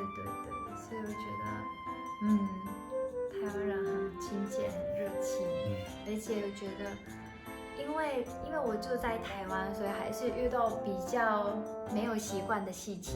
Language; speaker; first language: Chinese; non-native, fluent; Japanese